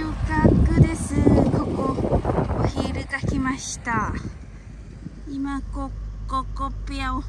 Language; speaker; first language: Japanese; non-native, learner; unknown